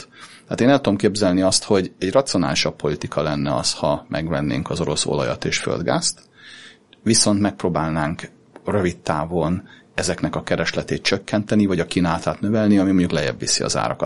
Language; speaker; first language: Hungarian; native; Hungarian